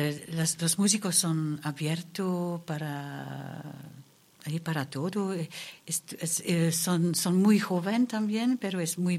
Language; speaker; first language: Spanish; non-native, learner; German